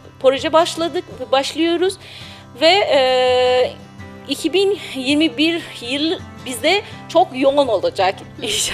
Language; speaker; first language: Turkish; non-native, learner; Persian